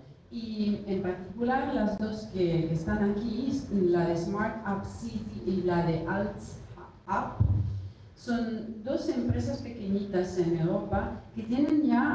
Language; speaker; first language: Spanish; non-native, fluent; Italian